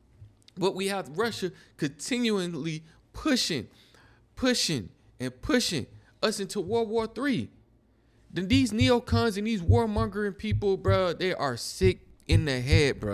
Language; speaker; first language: English; native; English